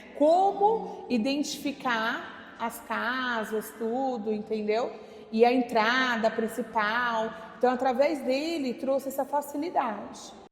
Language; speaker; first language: Portuguese; native; Portuguese